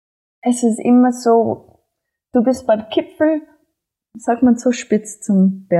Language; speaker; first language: German; non-native, fluent; English